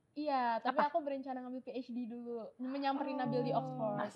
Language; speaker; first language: Indonesian; native; Indonesian